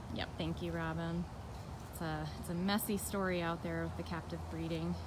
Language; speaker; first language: English; native; English